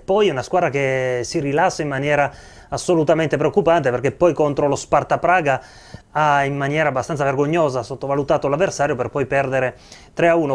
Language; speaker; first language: Italian; native; Italian